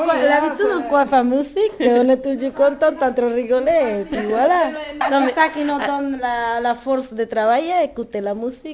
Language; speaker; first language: French; non-native, learner; Spanish